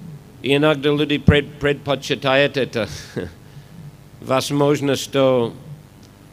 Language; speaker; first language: Russian; non-native, fluent; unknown